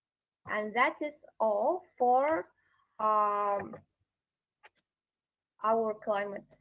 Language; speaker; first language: English; non-native, learner; Yakut